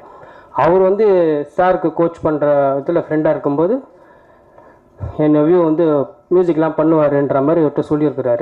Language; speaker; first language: Tamil; native; Tamil